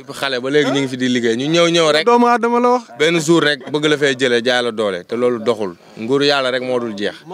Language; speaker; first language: Wolof; native; Wolof